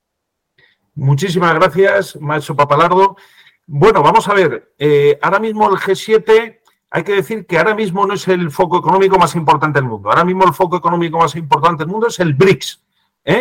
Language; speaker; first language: Spanish; native; Spanish